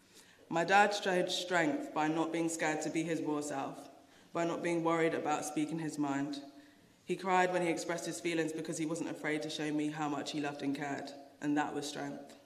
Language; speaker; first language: English; native; English